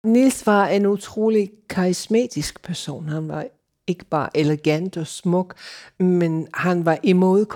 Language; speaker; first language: Danish; non-native, fluent; English